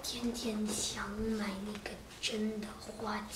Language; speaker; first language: Chinese; early bilingual, heritage; Chinese